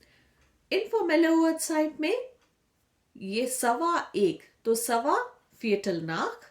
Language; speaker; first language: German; non-native, fluent; Hindi